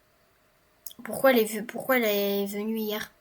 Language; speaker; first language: French; native; French